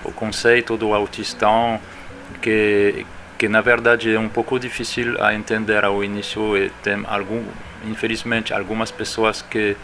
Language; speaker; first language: Portuguese; non-native, fluent; French